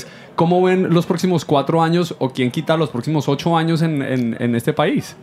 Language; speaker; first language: Spanish; native; Spanish